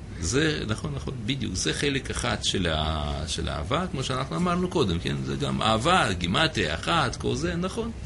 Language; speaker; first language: Hebrew; non-native, fluent; English